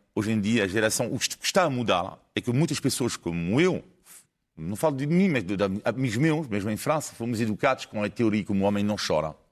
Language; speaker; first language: Portuguese; non-native, fluent; French